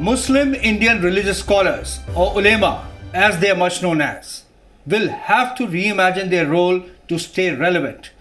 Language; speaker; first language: English; non-native, local second language; Urdu